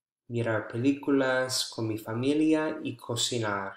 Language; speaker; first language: Spanish; non-native, fluent; English